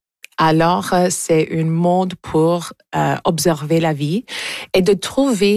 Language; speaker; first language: French; non-native, local second language; English